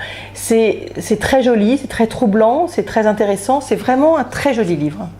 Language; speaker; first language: French; native; French